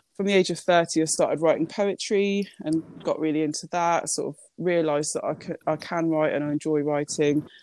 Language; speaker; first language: English; early bilingual, other home language; Japanese